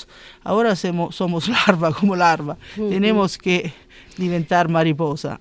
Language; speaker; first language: Spanish; non-native, learner; Italian